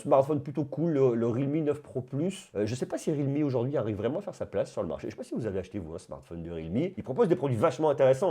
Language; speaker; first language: French; native; French